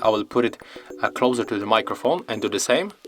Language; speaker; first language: English; non-native, fluent; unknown